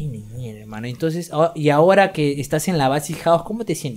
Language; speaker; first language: Spanish; native; Spanish